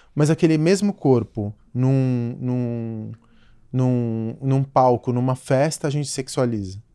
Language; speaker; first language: Portuguese; native; Portuguese